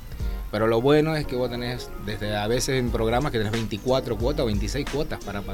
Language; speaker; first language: Spanish; native; Spanish